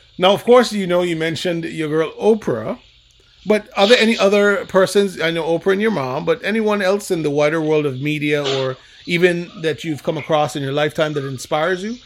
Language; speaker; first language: English; native; English